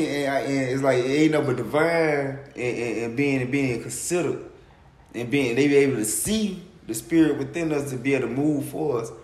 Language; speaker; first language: English; native; English